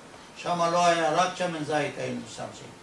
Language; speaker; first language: Hebrew; non-native, fluent; Ladino